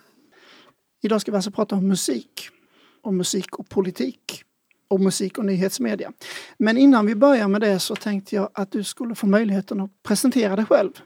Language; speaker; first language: Swedish; native; Swedish